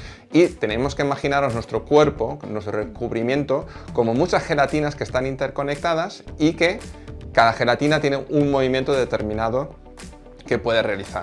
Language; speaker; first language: Spanish; native; Spanish